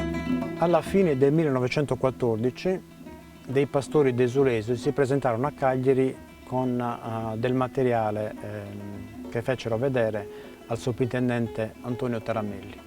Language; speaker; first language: Italian; native; Italian